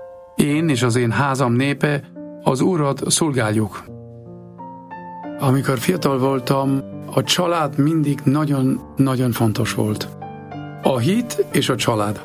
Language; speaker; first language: Hungarian; non-native, fluent; German